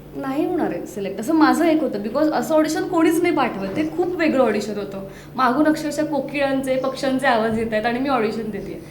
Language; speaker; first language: Marathi; native; Marathi